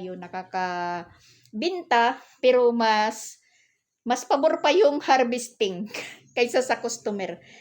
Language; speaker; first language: Filipino; native; Filipino